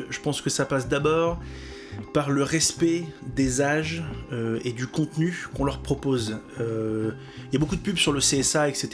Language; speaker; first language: French; native; French